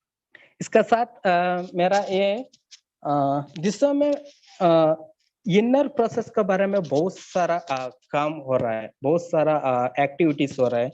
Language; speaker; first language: Hindi; non-native, learner; Kannada